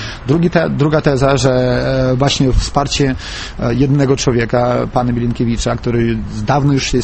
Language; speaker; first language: Polish; non-native, fluent; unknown